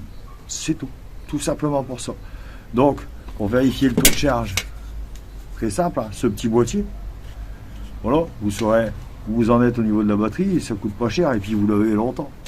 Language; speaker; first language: French; native; French